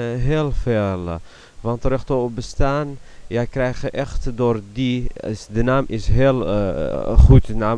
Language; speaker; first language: Dutch; non-native, learner; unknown